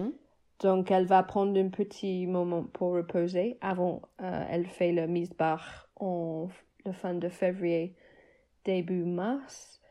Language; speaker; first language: French; non-native, fluent; English